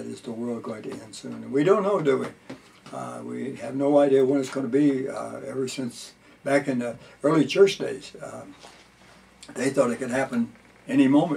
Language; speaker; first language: English; native; English